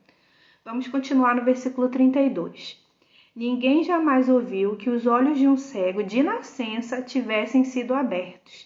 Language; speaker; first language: Portuguese; native; Portuguese